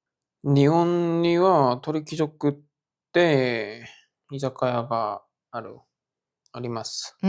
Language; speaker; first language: Japanese; non-native, learner; Korean